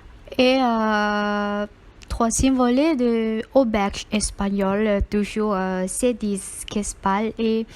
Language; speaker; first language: French; non-native, learner; Thai